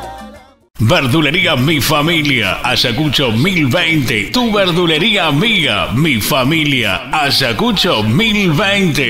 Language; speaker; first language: Spanish; native; Spanish